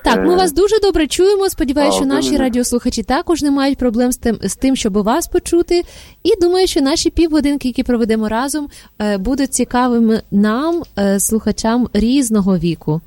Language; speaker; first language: Ukrainian; native; Ukrainian